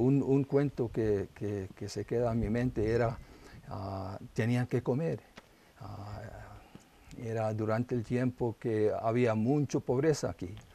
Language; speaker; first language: Spanish; non-native, local second language; English